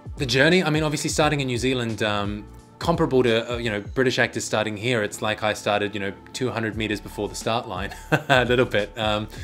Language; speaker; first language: English; native; English